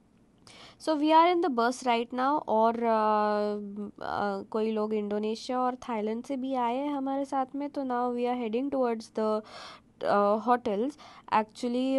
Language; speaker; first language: Hindi; non-native, local second language; Marathi